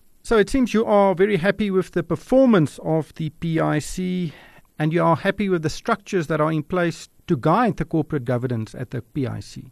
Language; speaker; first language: English; non-native, local second language; Afrikaans